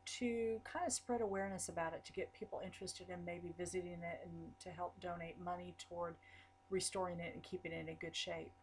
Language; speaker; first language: English; native; English